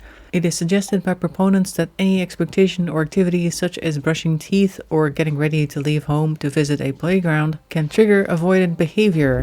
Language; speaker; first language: English; non-native, fluent; Dutch